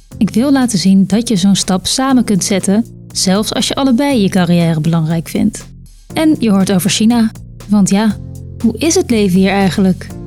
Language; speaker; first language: Dutch; native; Dutch